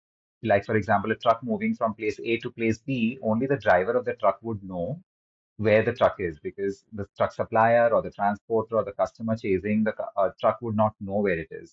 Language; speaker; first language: English; non-native, local second language; Hindi